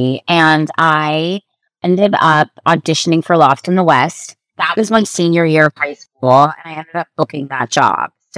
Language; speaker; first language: English; native; English